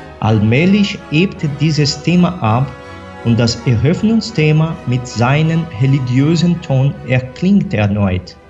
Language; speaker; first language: German; non-native, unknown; Portuguese